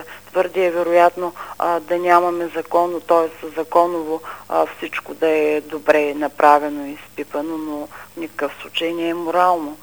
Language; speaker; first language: Bulgarian; native; Bulgarian